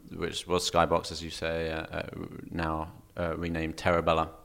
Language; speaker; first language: English; native; English